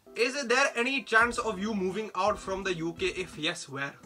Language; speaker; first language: English; early bilingual, other home language; Hindi